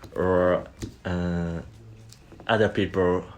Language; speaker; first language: English; non-native, learner; Japanese